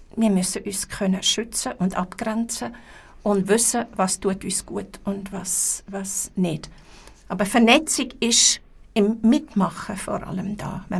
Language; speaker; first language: German; native; German